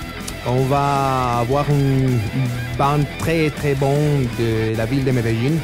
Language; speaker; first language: French; non-native, fluent; Spanish